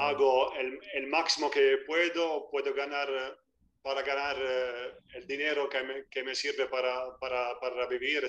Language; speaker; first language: Spanish; non-native, fluent; Italian